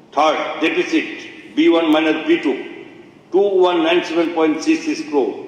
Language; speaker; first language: English; non-native, local second language; Bangla